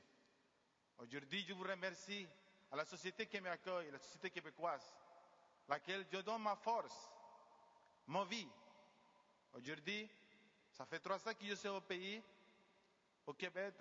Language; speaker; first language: French; non-native, learner; Spanish